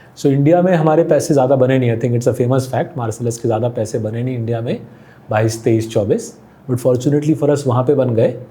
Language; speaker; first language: Hindi; non-native, local second language; Bangla